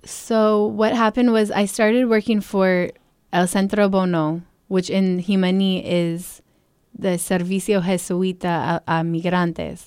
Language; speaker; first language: English; native; English